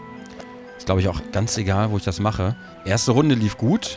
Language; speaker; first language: German; native; German